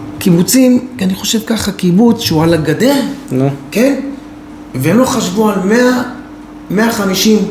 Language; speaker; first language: Hebrew; native; Hebrew